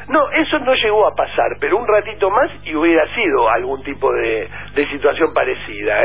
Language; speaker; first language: Spanish; native; Spanish